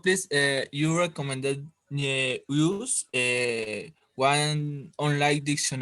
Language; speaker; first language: English; non-native, learner; Spanish